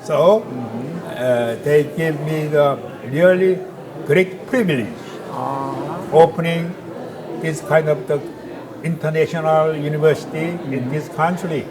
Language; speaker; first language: English; non-native, learner; Korean